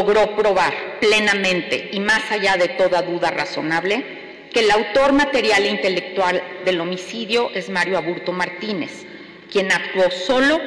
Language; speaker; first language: Spanish; native; Spanish